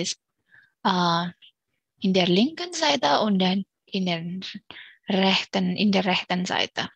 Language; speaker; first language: German; non-native, learner; Indonesian